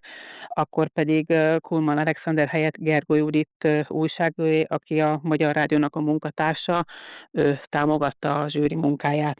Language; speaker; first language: Hungarian; native; Hungarian